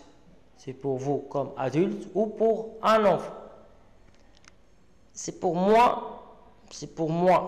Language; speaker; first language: French; non-native, local second language; Arabic